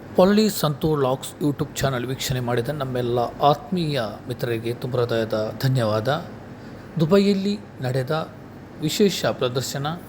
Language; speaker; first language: Kannada; non-native, local second language; Tulu